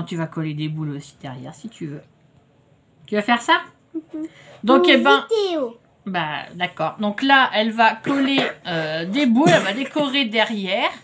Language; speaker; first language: French; native; French